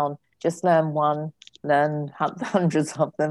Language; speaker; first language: English; native; English